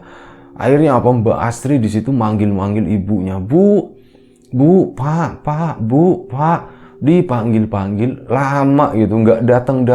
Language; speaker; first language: Indonesian; native; Indonesian